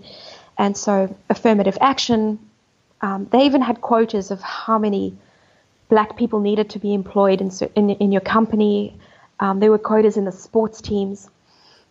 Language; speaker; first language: English; native; English